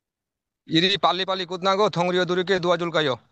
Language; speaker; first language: Korean; non-native, learner; Bangla